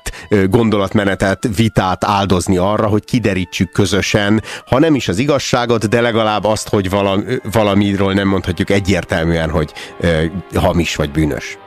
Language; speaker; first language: Hungarian; native; Hungarian